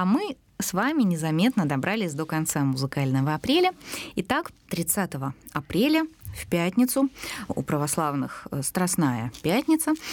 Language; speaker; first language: Russian; native; Russian